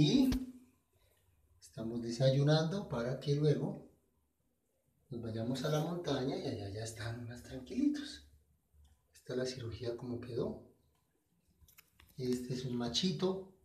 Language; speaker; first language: Spanish; native; Spanish